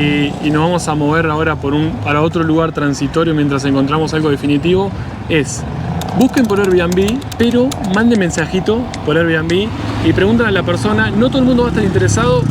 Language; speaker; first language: Spanish; native; Spanish